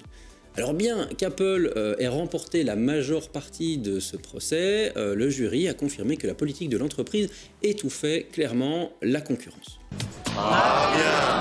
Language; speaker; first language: French; native; French